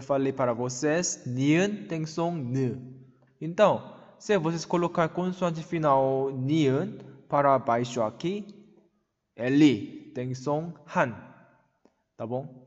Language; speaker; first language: Portuguese; non-native, learner; Korean